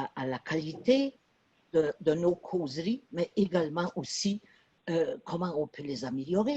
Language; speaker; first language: French; native; French